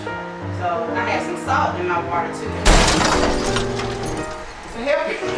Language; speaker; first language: English; native; English